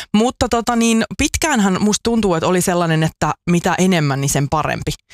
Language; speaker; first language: Finnish; native; Finnish